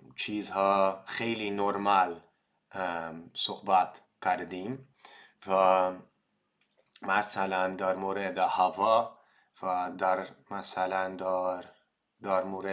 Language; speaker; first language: Persian; non-native, learner; Dutch